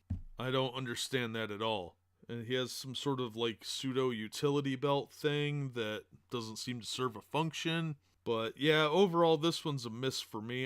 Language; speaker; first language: English; native; English